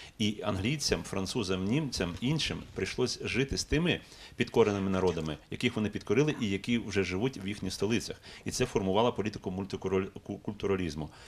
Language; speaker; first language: Ukrainian; native; Ukrainian